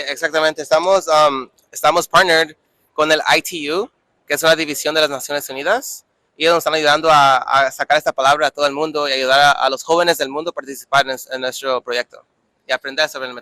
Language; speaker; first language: Spanish; early bilingual, heritage; Spanish